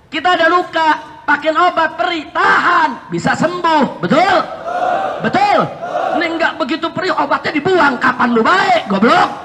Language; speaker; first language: Indonesian; native; Indonesian